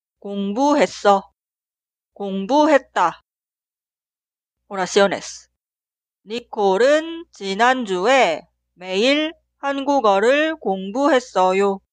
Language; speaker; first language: Korean; non-native, fluent; Spanish